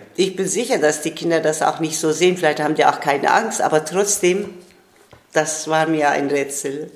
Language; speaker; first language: German; non-native, fluent; Turkish